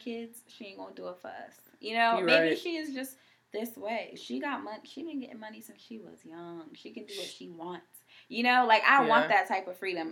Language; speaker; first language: English; non-native, fluent; Haitian Creole